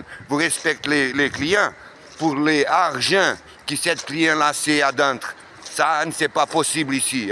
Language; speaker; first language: French; non-native, learner; Portuguese